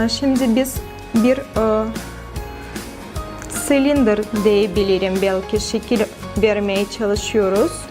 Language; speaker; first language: Turkish; non-native, fluent; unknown